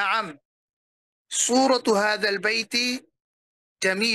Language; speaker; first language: Arabic; non-native, learner; Bangla